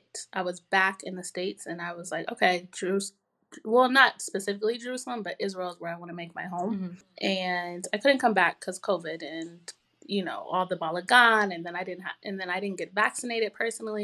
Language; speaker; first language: English; native; English